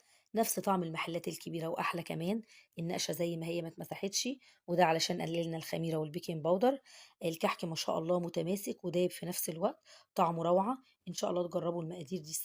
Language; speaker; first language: Arabic; native; Arabic